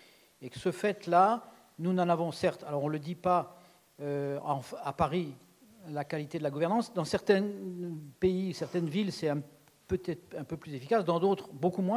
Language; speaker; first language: French; native; French